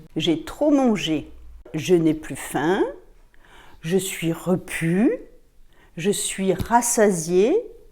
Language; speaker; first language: French; native; French